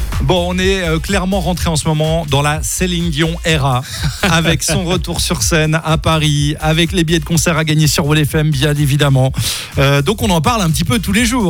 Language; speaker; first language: French; native; French